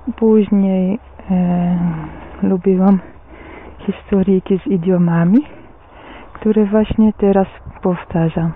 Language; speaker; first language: Polish; non-native, fluent; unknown